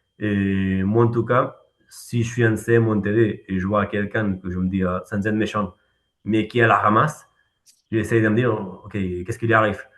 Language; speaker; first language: French; non-native, fluent; Spanish